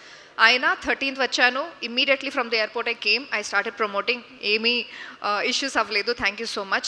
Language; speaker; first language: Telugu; non-native, local second language; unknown